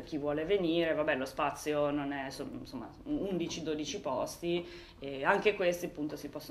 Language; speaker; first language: Italian; native; Italian